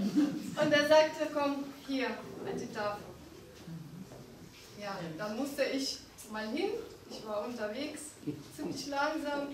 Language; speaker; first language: German; non-native, fluent; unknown